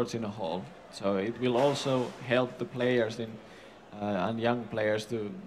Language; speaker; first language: English; non-native, fluent; Finnish